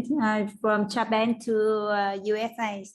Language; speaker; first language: English; non-native, learner; Vietnamese